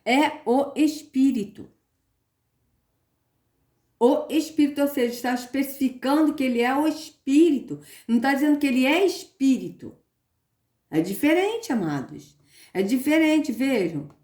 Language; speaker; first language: Portuguese; native; Portuguese